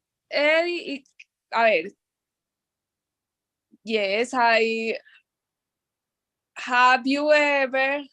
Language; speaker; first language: English; non-native, learner; Spanish